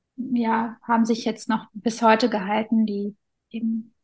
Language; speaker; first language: German; early bilingual, other home language; Turkish